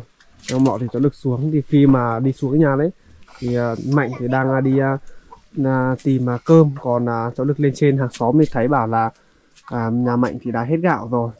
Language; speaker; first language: Vietnamese; native; Vietnamese